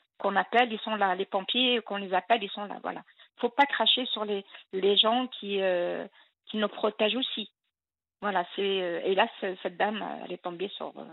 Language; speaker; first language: French; non-native, local second language; Arabic